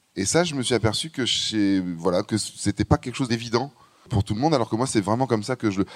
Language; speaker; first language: French; native; French